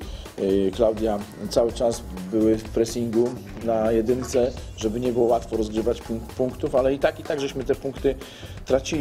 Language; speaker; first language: Polish; native; Polish